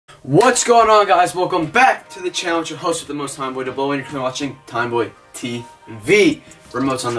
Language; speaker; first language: English; native; English